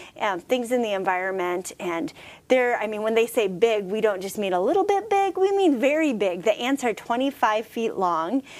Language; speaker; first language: English; native; English